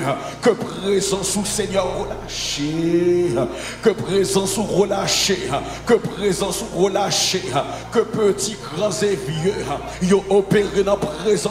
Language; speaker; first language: French; non-native, local second language; Haitian Creole